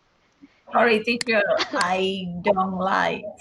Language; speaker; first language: English; non-native, learner; Vietnamese